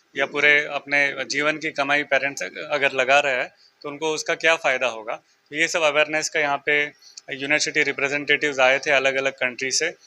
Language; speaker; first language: Hindi; non-native, local second language; Marathi